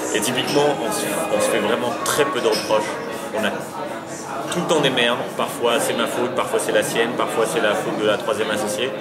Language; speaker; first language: French; early bilingual, other home language; Arabic